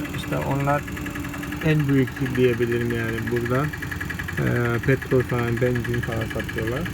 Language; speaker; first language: Turkish; non-native, fluent; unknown